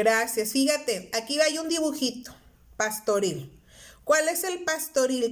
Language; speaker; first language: Spanish; native; Spanish